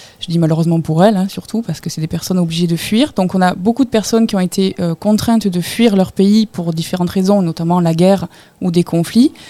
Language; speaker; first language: French; native; French